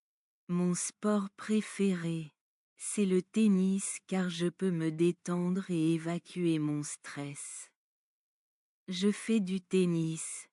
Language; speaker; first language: French; non-native, learner; Bangla